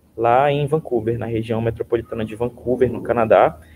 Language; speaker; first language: Portuguese; native; Portuguese